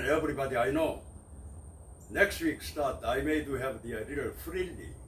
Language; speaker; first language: English; non-native, learner; Korean